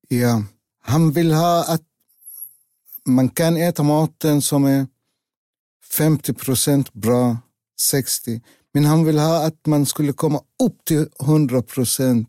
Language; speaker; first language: Swedish; non-native, learner; Arabic